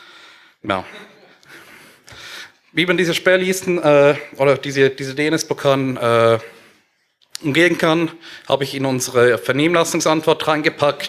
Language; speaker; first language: German; native; German